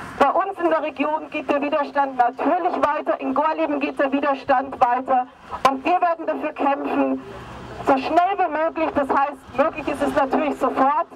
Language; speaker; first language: German; native; German